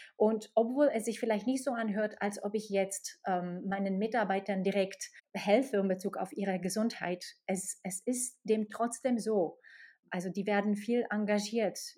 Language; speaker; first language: German; non-native, fluent; Slovak